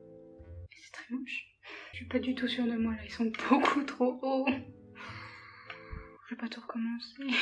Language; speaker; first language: French; native; French